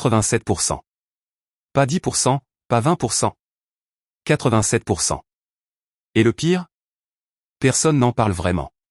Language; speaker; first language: French; native; French